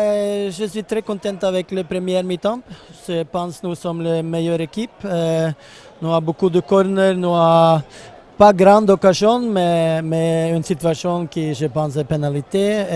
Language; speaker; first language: French; non-native, learner; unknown